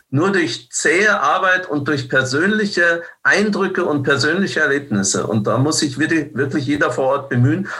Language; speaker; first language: German; native; German